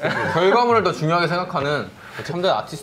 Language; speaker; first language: Korean; native; Korean